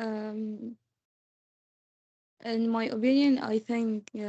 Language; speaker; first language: English; non-native, learner; Arabic